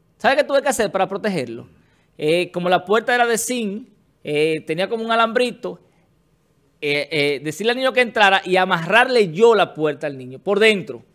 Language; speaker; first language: Spanish; native; Spanish